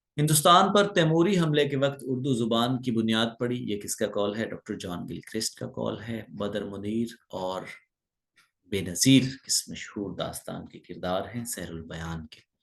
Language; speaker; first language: Urdu; non-native, local second language; Punjabi